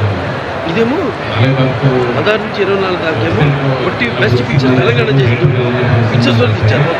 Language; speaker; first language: Telugu; native; Telugu